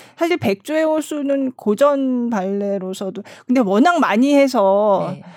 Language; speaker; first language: Korean; native; Korean